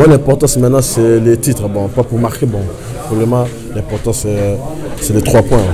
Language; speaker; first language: French; non-native, local second language; Lingala